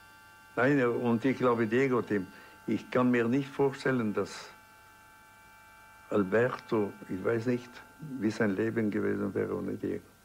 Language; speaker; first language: German; non-native, local second language; Italian